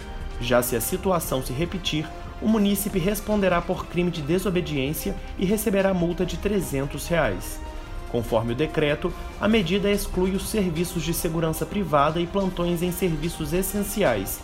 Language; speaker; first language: Portuguese; native; Portuguese